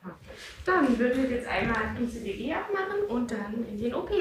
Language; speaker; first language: German; native; German